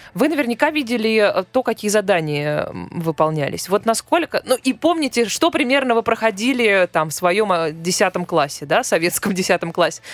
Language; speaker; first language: Russian; native; Russian